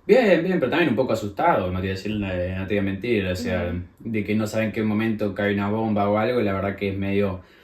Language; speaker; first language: Spanish; native; Spanish